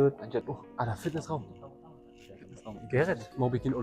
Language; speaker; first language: Indonesian; non-native, learner; German